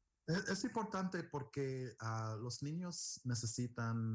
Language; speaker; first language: Spanish; non-native, learner; English